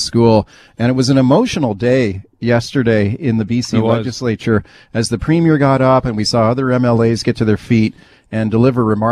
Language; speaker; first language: English; native; English